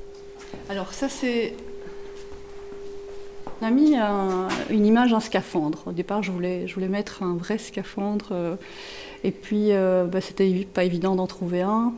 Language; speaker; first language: French; native; French